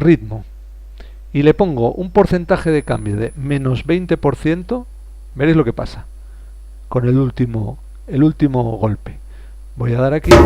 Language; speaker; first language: Spanish; native; Spanish